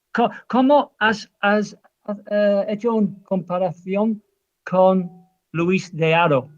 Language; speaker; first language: Spanish; non-native, learner; English